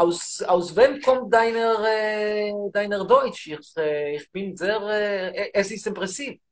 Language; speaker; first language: German; non-native, learner; Hebrew